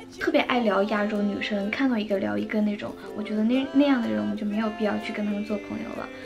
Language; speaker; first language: Chinese; native; Chinese